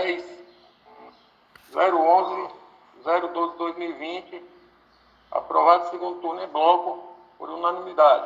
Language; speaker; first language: Portuguese; native; Portuguese